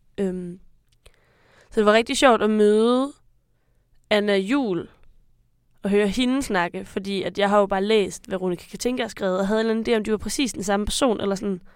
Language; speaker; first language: Danish; native; Danish